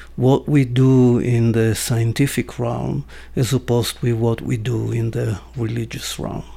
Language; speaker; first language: English; non-native, fluent; Hebrew